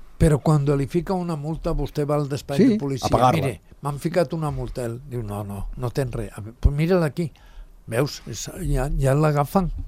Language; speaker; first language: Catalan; non-native, local second language; Spanish